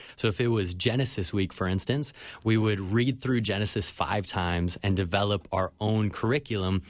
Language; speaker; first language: English; native; English